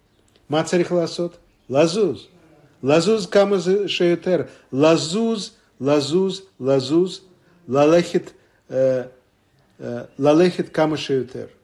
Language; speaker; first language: Hebrew; non-native, fluent; Russian